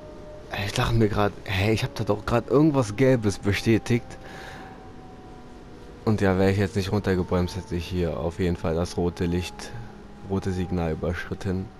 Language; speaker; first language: German; native; German